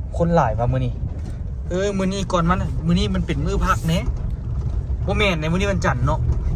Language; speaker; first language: Thai; native; Thai